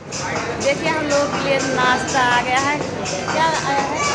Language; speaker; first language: Hindi; native; Hindi